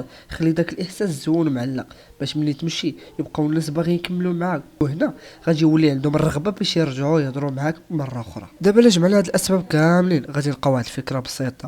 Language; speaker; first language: Arabic; native; Arabic